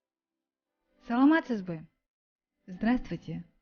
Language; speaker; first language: Russian; non-native, local second language; Kyrgyz